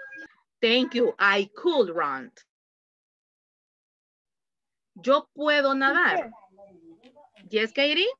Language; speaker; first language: English; non-native, fluent; Spanish